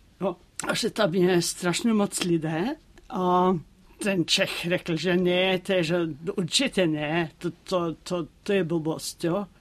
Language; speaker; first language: Czech; non-native, fluent; Norwegian